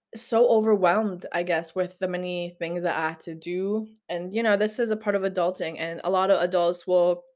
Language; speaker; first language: English; non-native, local second language; Filipino